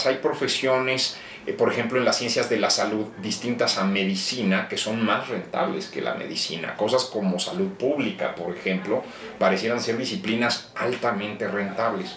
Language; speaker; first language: Spanish; native; Spanish